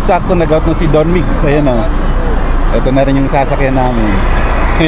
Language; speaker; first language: Filipino; non-native, local second language; Pampanga